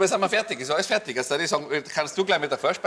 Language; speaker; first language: German; native; German